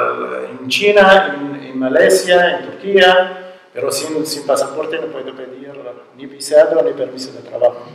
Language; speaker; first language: Spanish; non-native, learner; Arabic